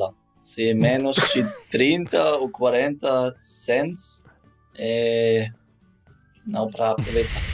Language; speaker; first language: Portuguese; non-native, learner; German